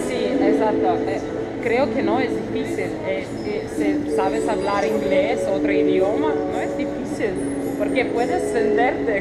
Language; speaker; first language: Spanish; non-native, fluent; Russian